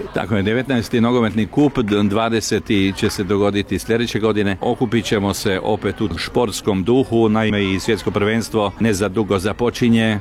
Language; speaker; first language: Croatian; early bilingual, heritage; Hungarian